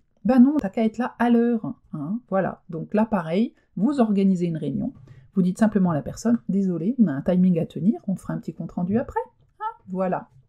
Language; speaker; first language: French; native; French